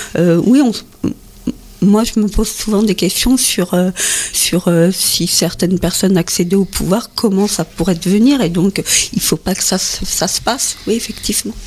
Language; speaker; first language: French; native; French